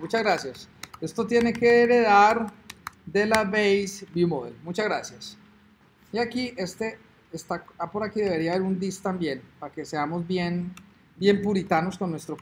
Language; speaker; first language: Spanish; native; Spanish